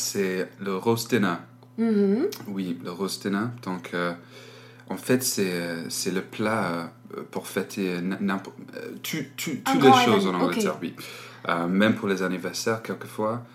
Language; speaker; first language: French; non-native, learner; English